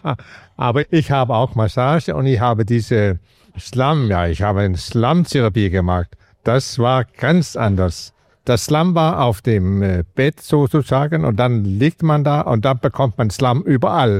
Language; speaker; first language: German; non-native, learner; Danish